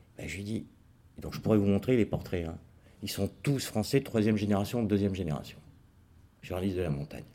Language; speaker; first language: French; native; French